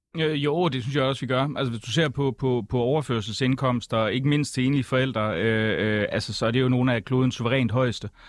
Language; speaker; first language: Danish; native; Danish